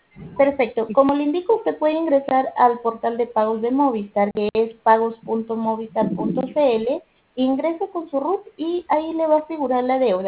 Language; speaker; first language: Spanish; native; Spanish